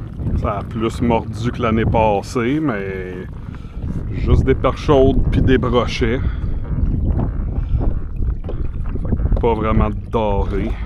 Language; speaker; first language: French; native; French